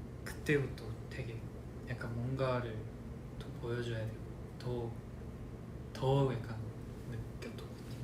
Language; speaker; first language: Korean; non-native, fluent; Japanese